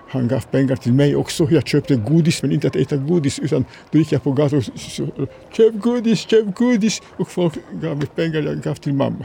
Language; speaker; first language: Swedish; non-native, fluent; Serbian